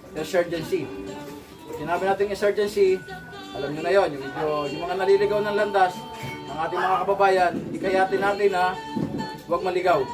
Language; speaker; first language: Filipino; native; Filipino